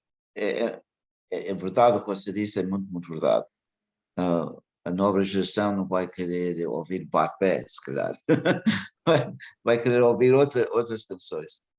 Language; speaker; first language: Portuguese; early bilingual, heritage; English